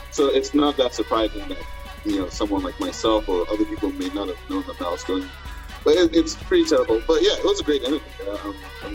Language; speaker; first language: English; non-native, local second language; Yoruba